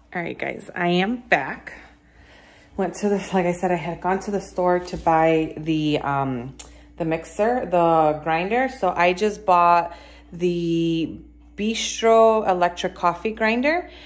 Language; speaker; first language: English; early bilingual, other home language; Spanish